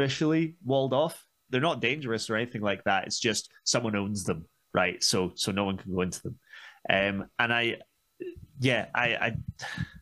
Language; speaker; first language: English; native; English